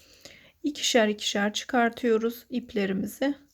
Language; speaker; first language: Turkish; native; Turkish